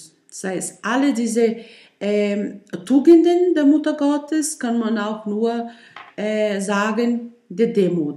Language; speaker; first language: German; non-native, learner; Portuguese